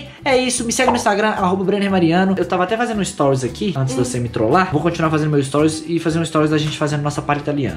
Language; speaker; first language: Portuguese; native; Portuguese